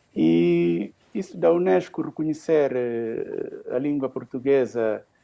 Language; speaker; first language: Portuguese; non-native, local second language; Upper Guinea Crioulo